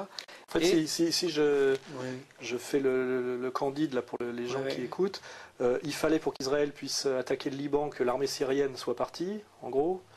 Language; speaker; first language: French; native; French